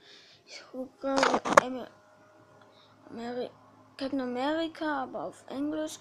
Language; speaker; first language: German; early bilingual, other home language; Polish